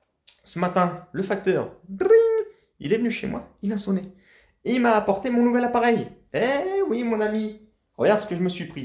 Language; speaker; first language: French; native; French